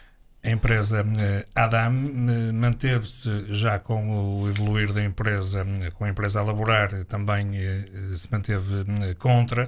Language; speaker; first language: Portuguese; native; Portuguese